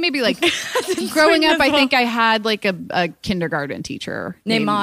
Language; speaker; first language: English; non-native, fluent; Swedish